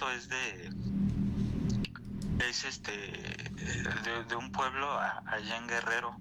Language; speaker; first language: Spanish; native; Spanish